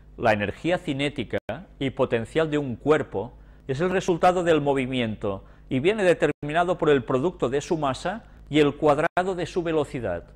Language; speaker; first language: Spanish; native; Spanish